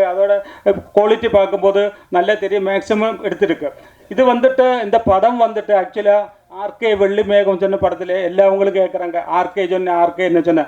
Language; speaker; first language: Tamil; non-native, learner; Malayalam